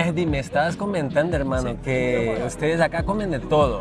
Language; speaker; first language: Spanish; non-native, fluent; Portuguese